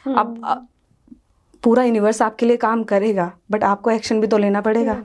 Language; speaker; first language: Hindi; native; Hindi